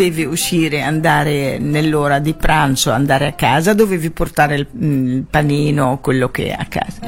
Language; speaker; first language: Italian; non-native, fluent; Arabic